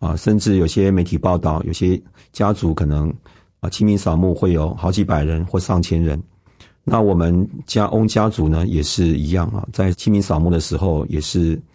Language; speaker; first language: Chinese; non-native, local second language; Hakka Chinese